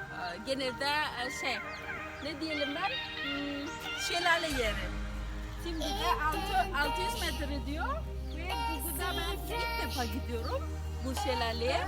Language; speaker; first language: Turkish; non-native, learner; Indonesian